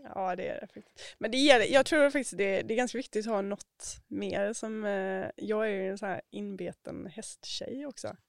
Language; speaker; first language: Swedish; native; Swedish